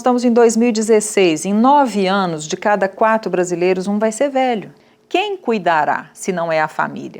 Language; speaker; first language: Portuguese; native; Portuguese